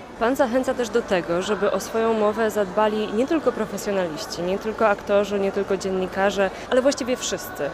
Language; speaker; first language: Polish; native; Polish